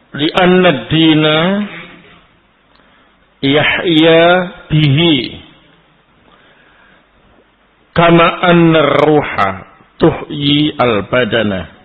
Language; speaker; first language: Arabic; non-native, fluent; Indonesian